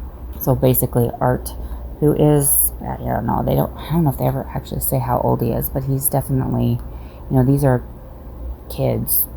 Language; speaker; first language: English; native; English